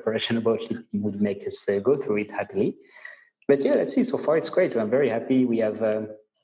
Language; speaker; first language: English; non-native, fluent; French